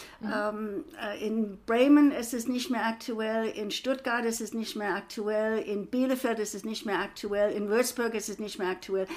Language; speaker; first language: German; non-native, fluent; English